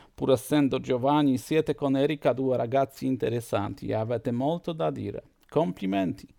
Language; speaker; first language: Italian; non-native, fluent; Polish